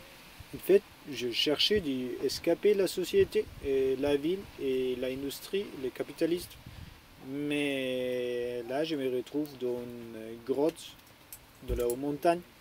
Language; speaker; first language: French; non-native, learner; German